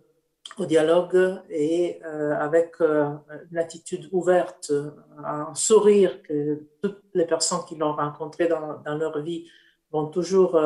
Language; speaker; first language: French; non-native, fluent; Italian